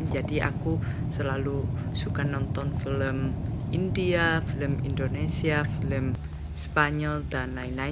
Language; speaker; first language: Indonesian; non-native, fluent; Spanish